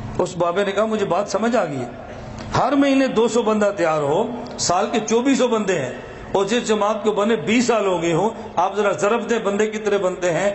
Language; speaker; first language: Urdu; non-native, local second language; Punjabi